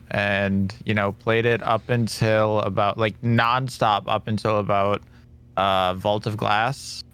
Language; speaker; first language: English; native; English